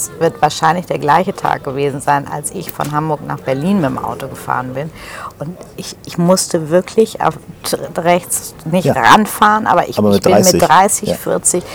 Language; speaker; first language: German; native; German